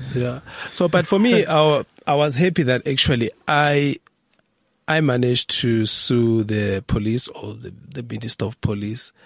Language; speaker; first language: English; non-native, local second language; Zulu